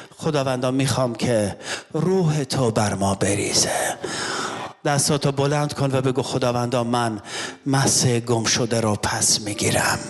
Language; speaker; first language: Persian; non-native, local second language; Armenian